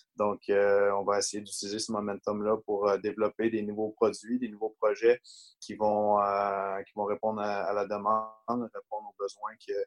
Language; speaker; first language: French; native; French